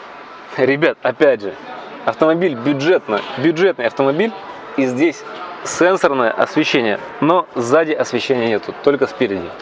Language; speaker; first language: Russian; native; Russian